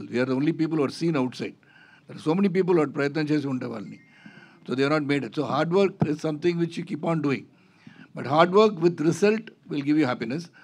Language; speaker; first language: Telugu; non-native, learner; Tamil